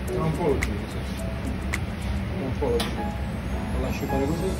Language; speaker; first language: Italian; native; Italian